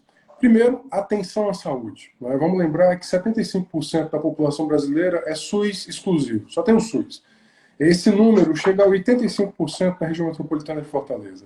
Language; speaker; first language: Portuguese; native; Portuguese